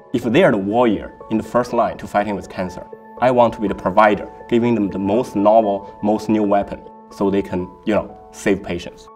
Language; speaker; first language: English; non-native, fluent; Chinese